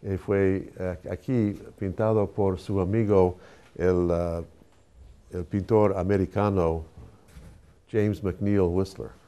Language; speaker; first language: Spanish; non-native, fluent; English